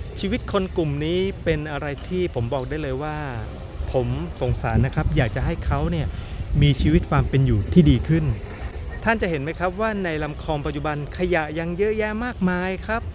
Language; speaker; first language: Thai; native; Thai